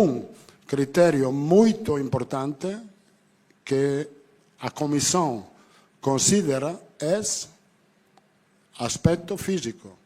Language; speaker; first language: Portuguese; non-native, learner; Italian